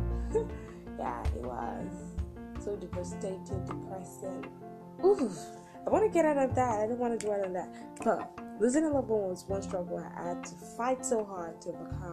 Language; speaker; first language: English; non-native, local second language; Ibibio